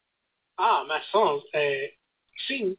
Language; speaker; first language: Portuguese; non-native, learner; English